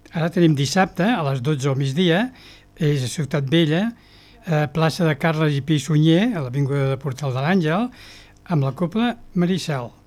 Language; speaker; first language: Catalan; native; Catalan